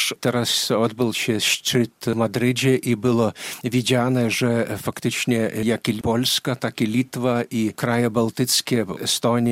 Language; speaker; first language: Polish; non-native, fluent; Lithuanian